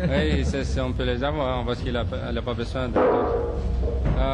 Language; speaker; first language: French; non-native, fluent; Swedish